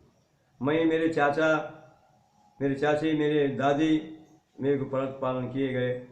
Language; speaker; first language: Hindi; non-native, local second language; Lambadi